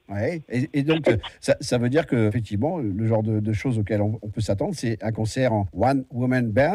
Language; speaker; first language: French; native; French